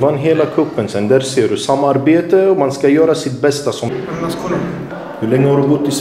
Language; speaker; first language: Swedish; non-native, local second language; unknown